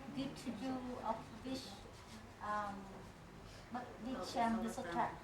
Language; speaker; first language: English; non-native, learner; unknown